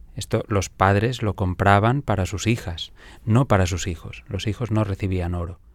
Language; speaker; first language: Spanish; non-native, local second language; Catalan